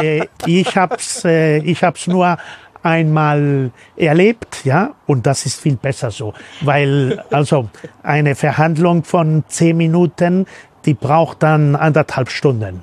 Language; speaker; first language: German; non-native, fluent; Spanish